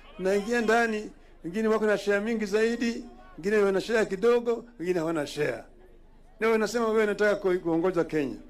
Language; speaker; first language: Swahili; native; Swahili